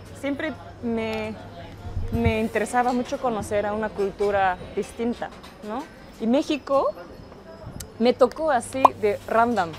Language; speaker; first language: Spanish; non-native, fluent; Japanese